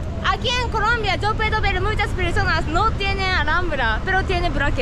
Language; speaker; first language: Spanish; non-native, learner; Japanese